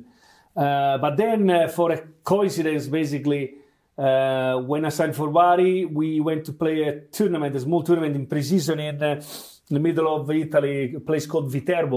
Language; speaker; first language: English; non-native, fluent; Italian